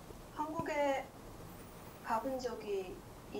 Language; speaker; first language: Korean; non-native, learner; English